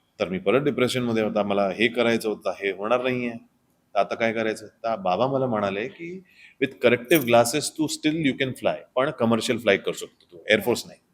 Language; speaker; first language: Marathi; non-native, local second language; Hindi